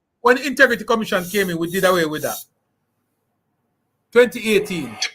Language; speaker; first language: English; native; English